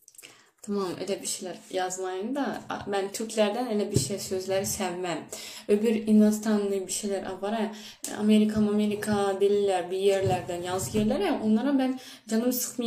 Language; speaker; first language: Turkish; early bilingual, heritage; Turkish